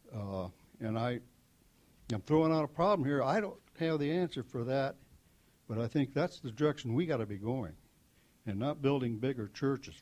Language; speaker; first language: English; native; English